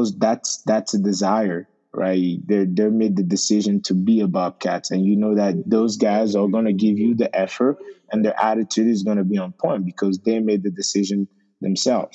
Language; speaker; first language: English; non-native, fluent; French